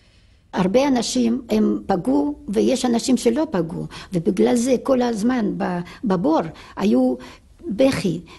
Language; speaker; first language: Hebrew; non-native, fluent; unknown